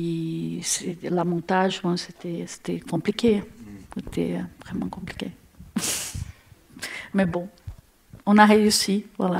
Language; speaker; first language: French; non-native, learner; Portuguese